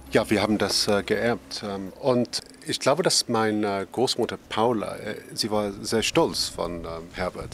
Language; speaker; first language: German; non-native, fluent; English